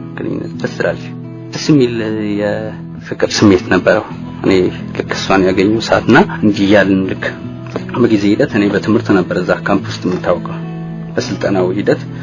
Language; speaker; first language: Amharic; non-native, local second language; Tigrinya